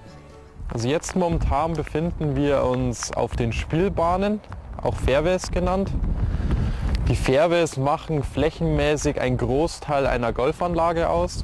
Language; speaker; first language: German; native; German